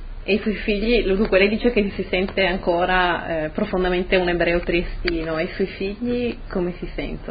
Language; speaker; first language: Italian; native; Italian